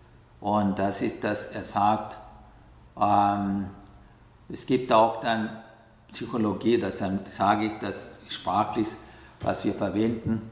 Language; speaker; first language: German; non-native, learner; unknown